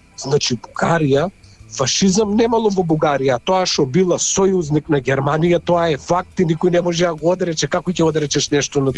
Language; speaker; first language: Macedonian; native; Macedonian